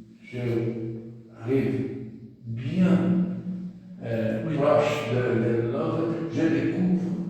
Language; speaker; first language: French; non-native, learner; Portuguese